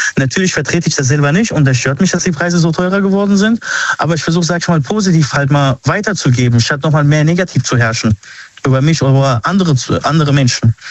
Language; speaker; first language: German; early bilingual, other home language; Arabic